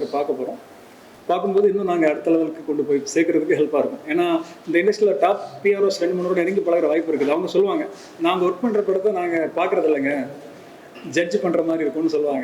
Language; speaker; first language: Tamil; native; Tamil